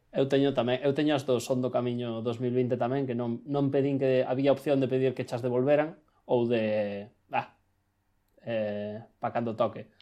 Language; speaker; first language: Galician; native; Galician